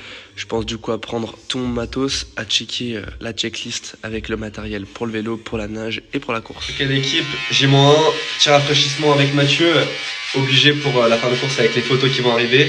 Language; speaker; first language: French; native; French